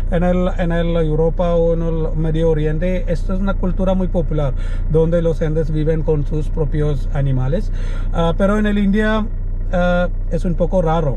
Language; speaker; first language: Spanish; non-native, learner; Malayalam